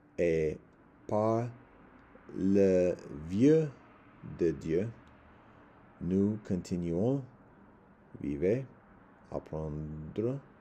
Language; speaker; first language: French; non-native, learner; English